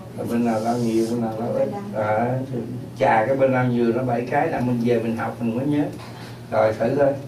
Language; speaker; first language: Vietnamese; early bilingual, heritage; Vietnamese